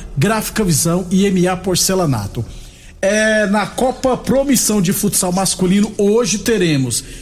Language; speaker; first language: Portuguese; native; Portuguese